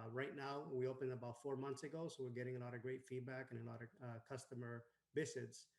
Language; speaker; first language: English; non-native, fluent; Spanish